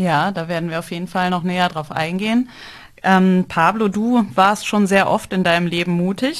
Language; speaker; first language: German; native; German